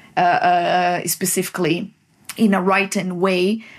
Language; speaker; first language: English; non-native, fluent; Portuguese